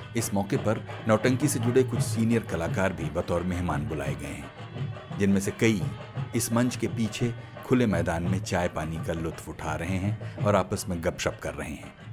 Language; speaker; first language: Hindi; native; Hindi